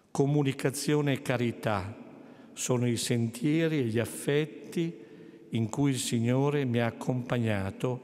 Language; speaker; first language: Italian; native; Italian